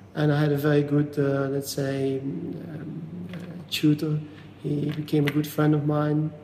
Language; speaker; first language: English; non-native, fluent; Dutch